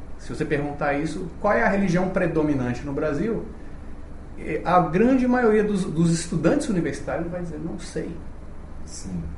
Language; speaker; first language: Portuguese; native; Portuguese